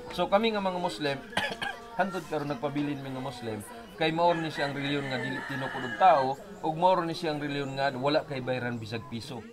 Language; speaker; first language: Cebuano; native; Cebuano